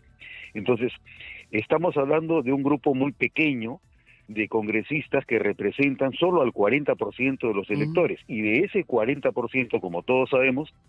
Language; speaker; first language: Spanish; native; Spanish